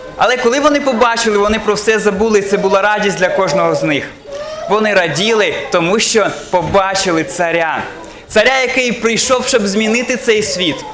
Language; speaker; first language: Ukrainian; non-native, local second language; Russian